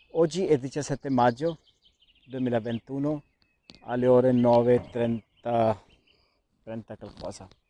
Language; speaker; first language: Italian; non-native, learner; Urdu